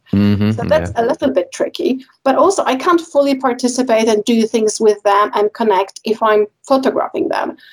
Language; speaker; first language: English; non-native, fluent; Polish